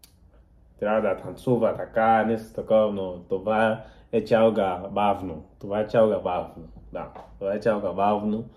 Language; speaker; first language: Bulgarian; non-native, learner; Portuguese